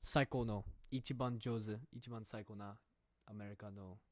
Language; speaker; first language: Japanese; non-native, learner; English